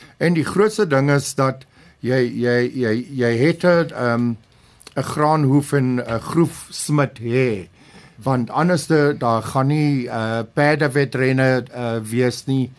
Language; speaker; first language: Afrikaans; non-native, local second language; English